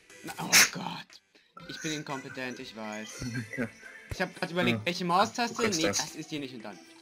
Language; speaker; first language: German; native; German